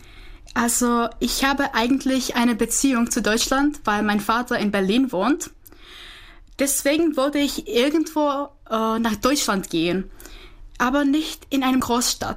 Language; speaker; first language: German; non-native, fluent; Czech